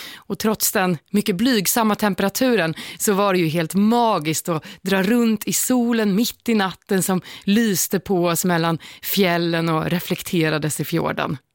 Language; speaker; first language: Swedish; native; Swedish